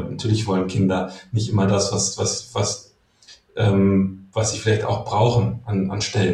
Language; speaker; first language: German; native; German